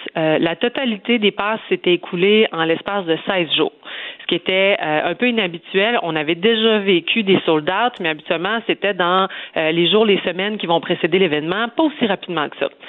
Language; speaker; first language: French; native; French